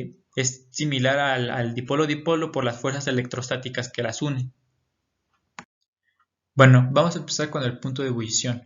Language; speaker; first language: Spanish; native; Spanish